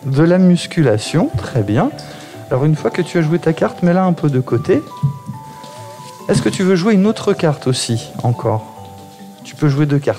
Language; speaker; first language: French; native; French